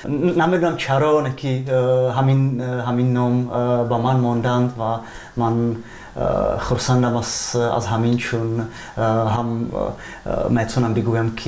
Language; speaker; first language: Persian; non-native, fluent; Czech